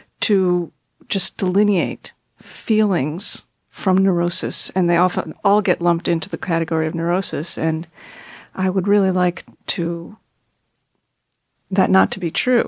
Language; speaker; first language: English; native; English